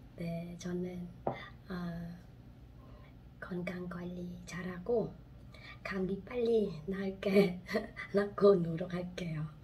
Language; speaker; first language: Korean; non-native, fluent; Khmer